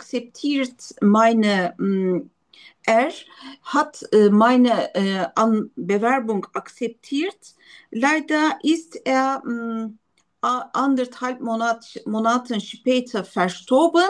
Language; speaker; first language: German; non-native, learner; Turkish